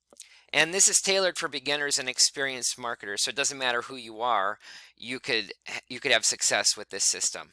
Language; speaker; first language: English; native; English